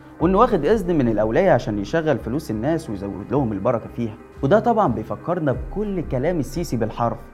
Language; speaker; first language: Arabic; native; Arabic